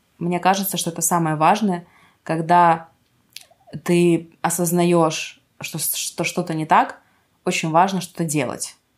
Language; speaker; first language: Russian; non-native, local second language; Ukrainian